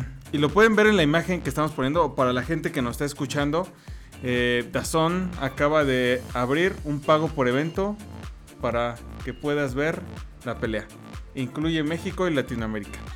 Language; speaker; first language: Spanish; native; Spanish